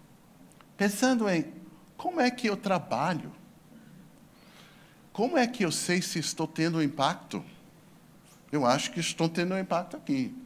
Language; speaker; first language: Portuguese; non-native, fluent; English